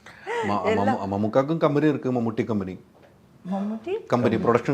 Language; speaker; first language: Tamil; non-native, learner; Malayalam